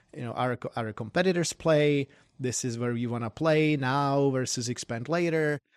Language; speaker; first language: English; non-native, fluent; Czech